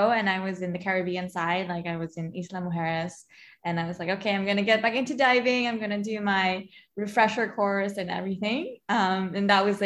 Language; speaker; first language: English; non-native, local second language; Filipino